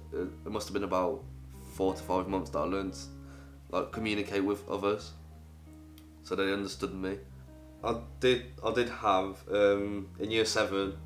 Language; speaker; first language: English; early bilingual, other home language; Polish